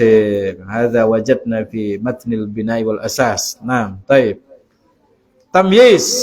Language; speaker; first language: Arabic; non-native, fluent; Indonesian